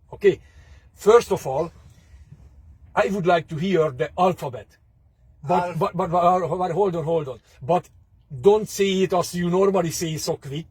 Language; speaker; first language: English; non-native, fluent; Hungarian